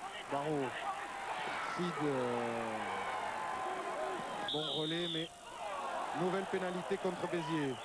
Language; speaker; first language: French; native; French